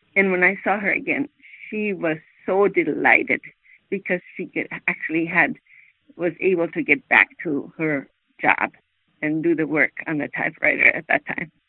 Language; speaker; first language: English; non-native, fluent; Swedish